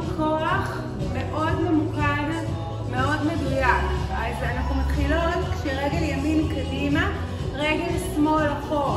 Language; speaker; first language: Hebrew; native; Hebrew